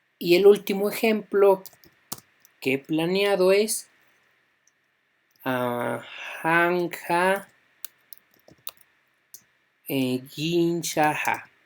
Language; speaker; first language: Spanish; non-native, local second language; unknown